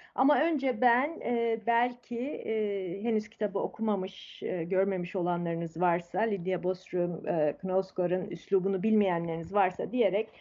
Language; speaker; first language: Turkish; native; Turkish